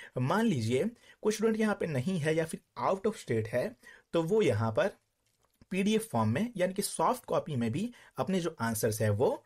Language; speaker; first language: Hindi; non-native, local second language; Gujarati